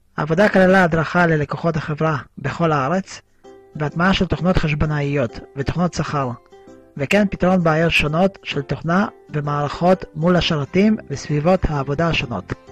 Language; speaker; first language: Hebrew; early bilingual, other home language; Russian